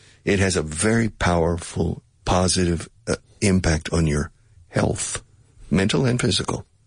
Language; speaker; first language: English; native; English